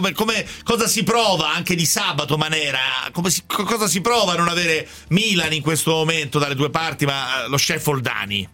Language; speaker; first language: Italian; native; Italian